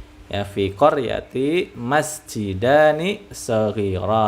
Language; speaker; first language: Arabic; non-native, fluent; Indonesian